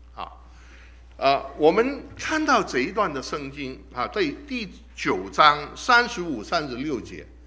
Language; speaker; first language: Chinese; non-native, local second language; Cantonese